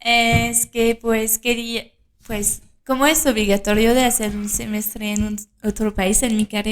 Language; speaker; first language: Spanish; non-native, fluent; French